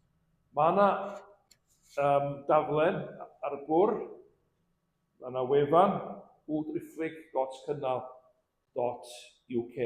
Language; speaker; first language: Welsh; native; Welsh